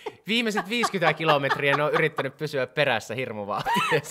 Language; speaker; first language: Finnish; native; Finnish